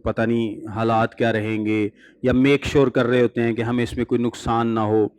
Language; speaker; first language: Urdu; non-native, local second language; Punjabi